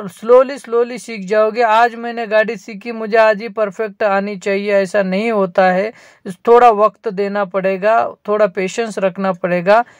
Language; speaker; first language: Hindi; non-native, local second language; Marathi